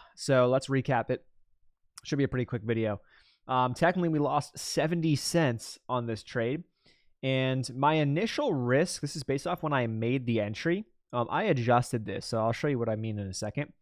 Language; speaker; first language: English; native; English